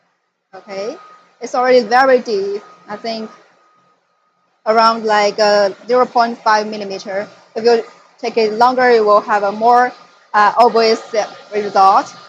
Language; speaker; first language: English; non-native, fluent; Chinese